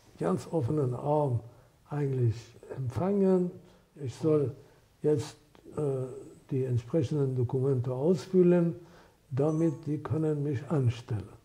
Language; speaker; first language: German; non-native, fluent; Persian